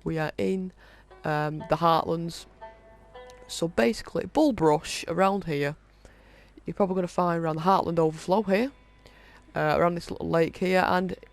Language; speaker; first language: English; native; English